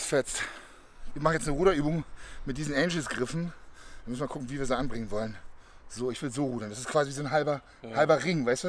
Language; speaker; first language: German; native; German